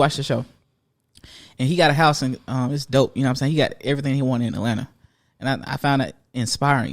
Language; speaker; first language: English; native; English